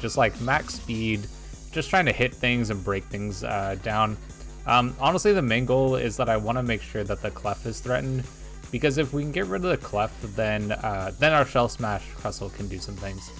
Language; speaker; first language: English; native; English